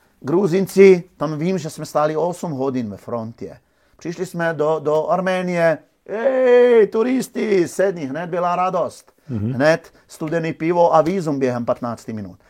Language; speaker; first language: Czech; non-native, fluent; Croatian